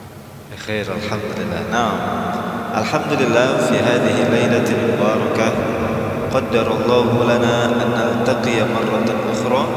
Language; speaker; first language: Arabic; non-native, fluent; Indonesian